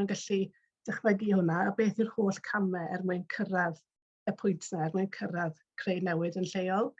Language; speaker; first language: Welsh; native; Welsh